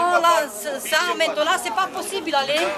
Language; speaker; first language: French; non-native, learner; Romanian